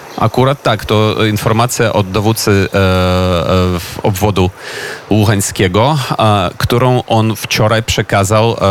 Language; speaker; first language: Polish; non-native, fluent; Ukrainian